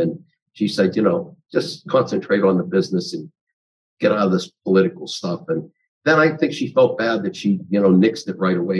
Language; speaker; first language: English; native; English